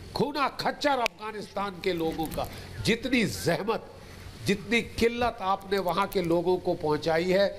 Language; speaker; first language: Hindi; native; Hindi